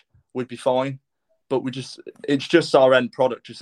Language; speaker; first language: English; native; English